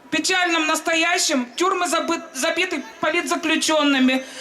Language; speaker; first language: Russian; native; Russian